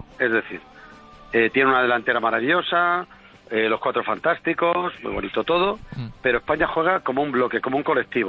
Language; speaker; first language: Spanish; native; Spanish